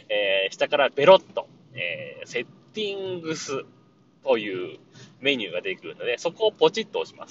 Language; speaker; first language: Japanese; native; Japanese